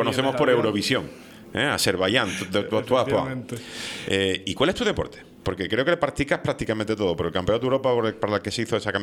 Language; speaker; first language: Spanish; native; Spanish